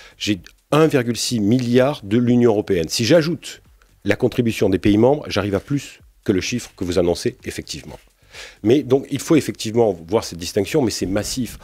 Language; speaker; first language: French; native; French